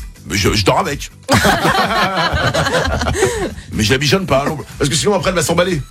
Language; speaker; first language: French; native; French